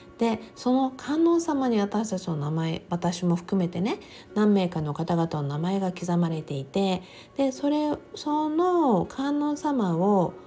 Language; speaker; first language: Japanese; native; Japanese